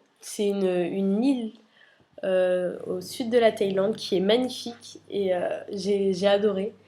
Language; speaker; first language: French; early bilingual, other home language; Arabic